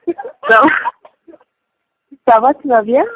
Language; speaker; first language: French; native; French